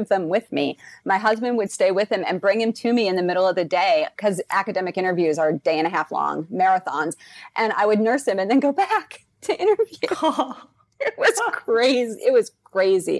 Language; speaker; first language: English; native; English